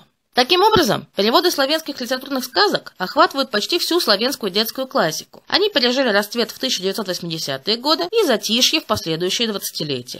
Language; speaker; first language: Russian; native; Russian